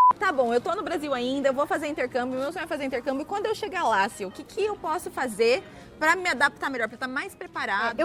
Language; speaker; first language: Portuguese; native; Portuguese